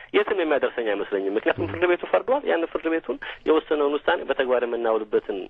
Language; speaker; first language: Amharic; non-native, local second language; Tigrinya